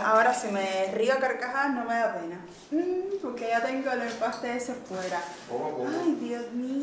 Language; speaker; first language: Spanish; native; Spanish